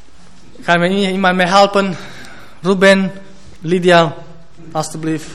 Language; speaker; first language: Dutch; non-native, fluent; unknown